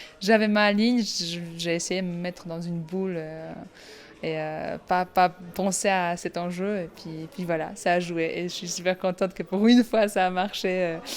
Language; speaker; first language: French; non-native, fluent; Polish